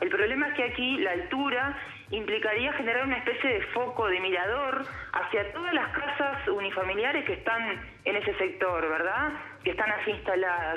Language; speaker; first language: Spanish; native; Spanish